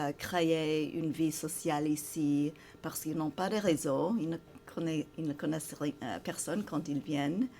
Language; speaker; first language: French; non-native, fluent; English